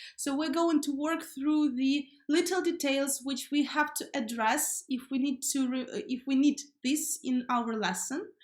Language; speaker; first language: English; non-native, fluent; Ukrainian